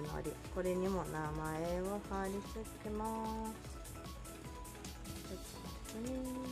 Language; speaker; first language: Japanese; native; Japanese